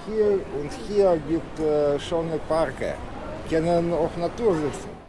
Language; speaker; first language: German; non-native, learner; Russian